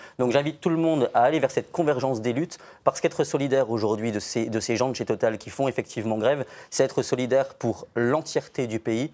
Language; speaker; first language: French; native; French